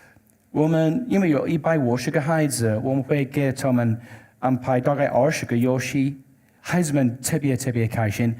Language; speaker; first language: Chinese; non-native, learner; English